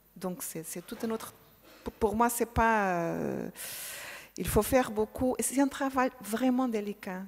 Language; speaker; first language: French; non-native, fluent; Portuguese